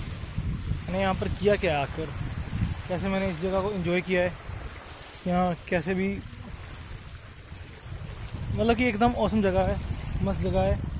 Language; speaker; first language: Hindi; non-native, local second language; Punjabi